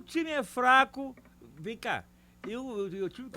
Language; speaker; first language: Portuguese; native; Portuguese